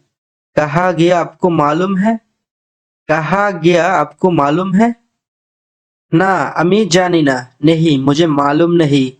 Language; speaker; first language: Hindi; non-native, local second language; Bangla